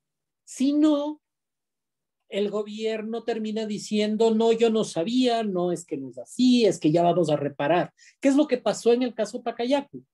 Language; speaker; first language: Spanish; native; Spanish